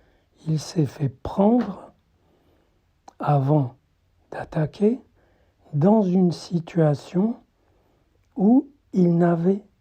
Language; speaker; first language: French; native; French